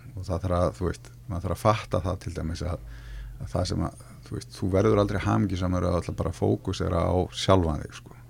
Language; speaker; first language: Icelandic; native; Icelandic